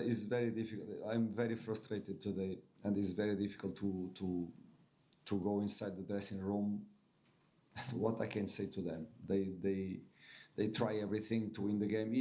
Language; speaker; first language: English; non-native, fluent; Portuguese